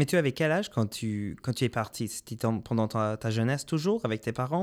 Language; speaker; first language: French; non-native, local second language; English